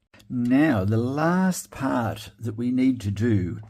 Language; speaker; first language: English; native; English